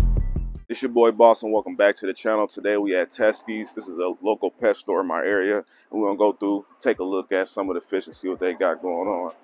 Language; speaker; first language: English; native; English